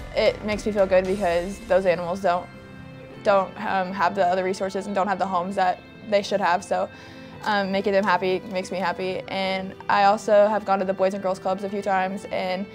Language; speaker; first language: English; native; English